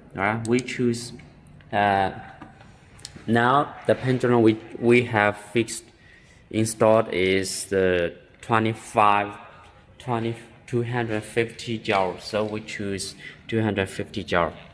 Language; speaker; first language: English; non-native, learner; Chinese